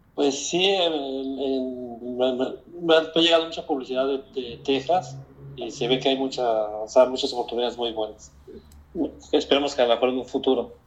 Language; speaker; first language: Spanish; native; Spanish